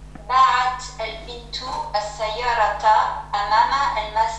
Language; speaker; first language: Arabic; non-native, learner; French